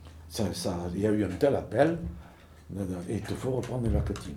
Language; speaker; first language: French; native; French